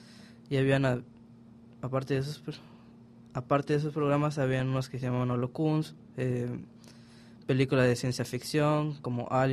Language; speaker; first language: Spanish; native; Spanish